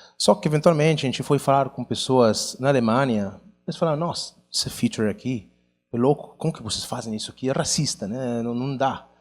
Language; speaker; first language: Portuguese; non-native, fluent; Catalan